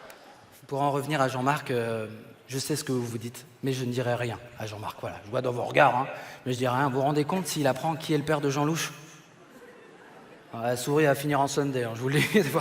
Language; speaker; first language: French; native; French